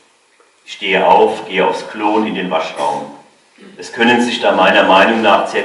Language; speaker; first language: German; native; German